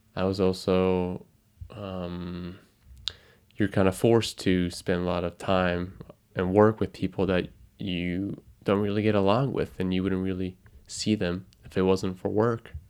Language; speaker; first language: English; non-native, fluent; Japanese